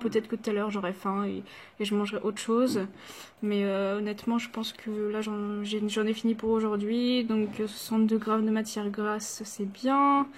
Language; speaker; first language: French; native; French